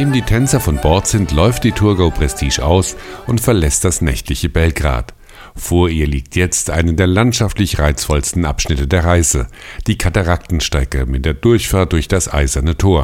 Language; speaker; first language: German; native; German